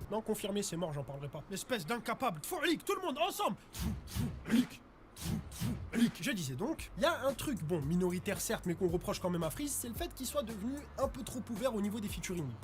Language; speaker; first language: French; native; French